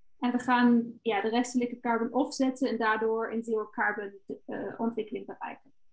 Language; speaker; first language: Dutch; non-native, fluent; German